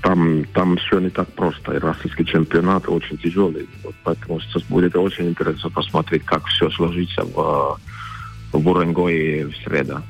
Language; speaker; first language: Russian; non-native, fluent; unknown